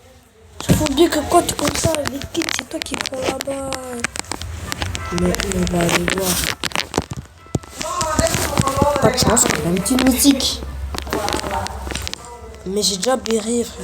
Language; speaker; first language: French; native; French